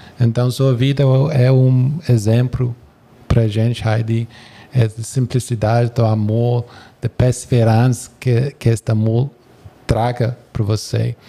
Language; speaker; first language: Portuguese; non-native, fluent; English